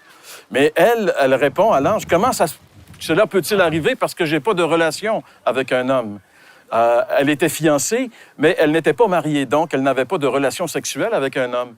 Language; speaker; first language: French; native; French